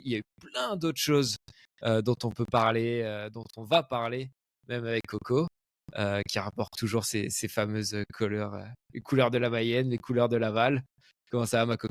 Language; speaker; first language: French; native; French